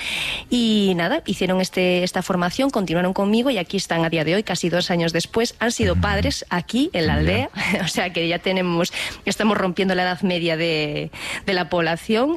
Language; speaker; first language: Spanish; native; Spanish